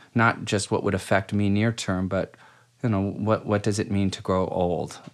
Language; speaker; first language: English; native; English